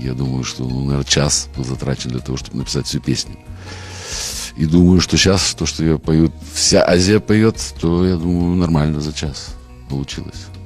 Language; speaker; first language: Russian; native; Russian